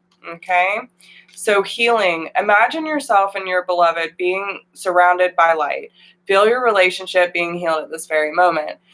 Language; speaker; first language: English; native; English